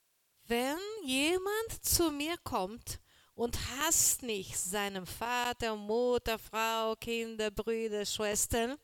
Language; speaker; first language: German; non-native, learner; Portuguese